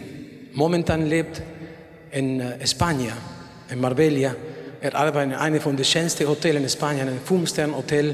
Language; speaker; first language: German; non-native, learner; Spanish